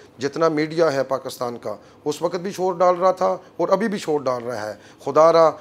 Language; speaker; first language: Urdu; non-native, local second language; Punjabi